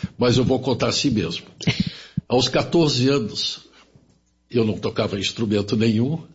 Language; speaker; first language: Portuguese; early bilingual, other home language; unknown